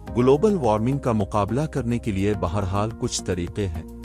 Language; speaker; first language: Urdu; native; Urdu